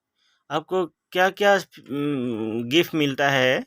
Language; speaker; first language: Hindi; non-native, local second language; Assamese